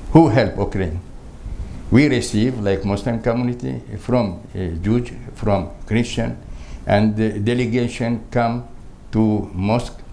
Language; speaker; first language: English; non-native, learner; Crimean Tatar